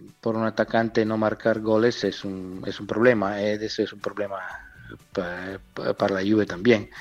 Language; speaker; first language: Spanish; non-native, fluent; Italian